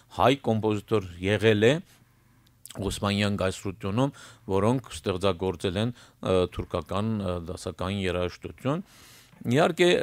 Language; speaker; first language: Armenian; early bilingual, heritage; Armenian